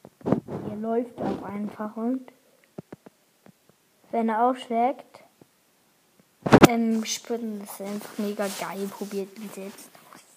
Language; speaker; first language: German; native; German